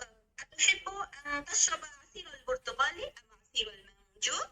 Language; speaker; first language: Arabic; non-native, learner; Bangla